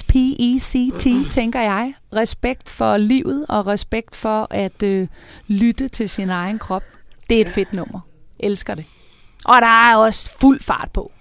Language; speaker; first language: Danish; native; Danish